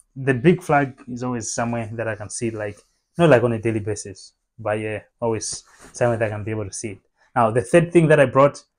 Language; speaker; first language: English; non-native, local second language; Nyanja